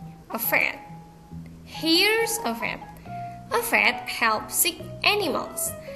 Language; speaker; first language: English; non-native, fluent; Indonesian